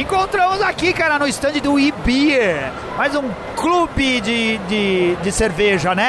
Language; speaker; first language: Portuguese; native; Portuguese